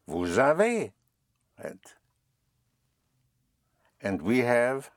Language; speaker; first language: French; non-native, fluent; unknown